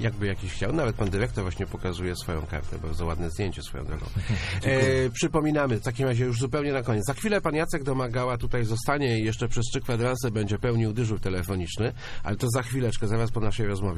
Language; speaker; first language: Polish; native; Polish